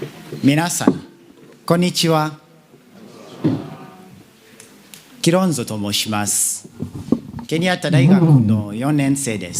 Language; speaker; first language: Japanese; non-native, learner; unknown